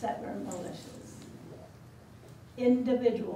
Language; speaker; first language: English; native; English